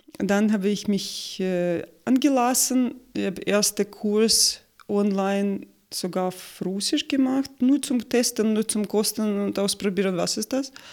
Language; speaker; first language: German; non-native, fluent; Russian